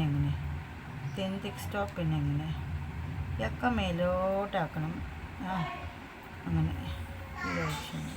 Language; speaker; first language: Malayalam; non-native, fluent; Hindi